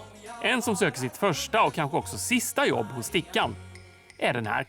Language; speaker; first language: Swedish; native; Swedish